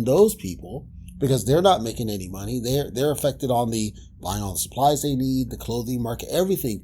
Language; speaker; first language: English; native; English